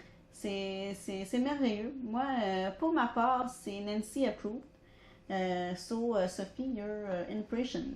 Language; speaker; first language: French; native; French